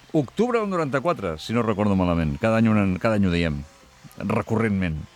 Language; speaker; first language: Catalan; native; Catalan